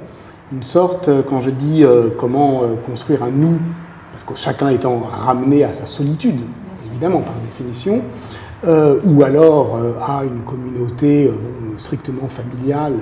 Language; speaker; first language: French; native; French